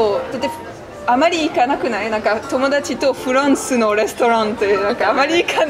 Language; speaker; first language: Japanese; non-native, fluent; French